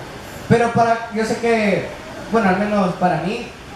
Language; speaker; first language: Spanish; native; Spanish